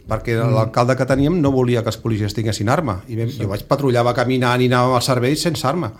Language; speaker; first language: Catalan; native; Catalan